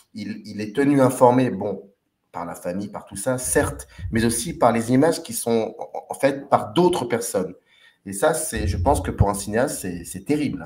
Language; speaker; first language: French; native; French